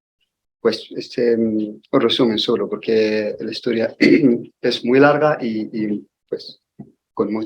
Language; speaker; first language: Spanish; non-native, learner; Arabic